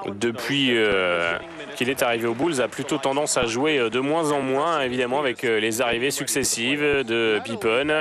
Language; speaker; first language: French; native; French